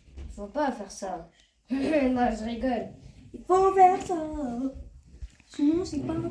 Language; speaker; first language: French; native; French